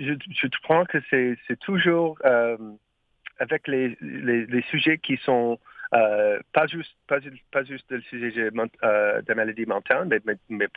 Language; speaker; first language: French; non-native, learner; English